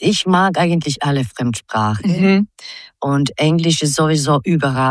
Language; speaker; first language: German; non-native, fluent; Croatian